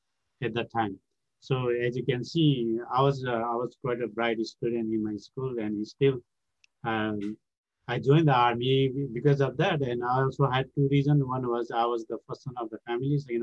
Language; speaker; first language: English; non-native, local second language; Gurung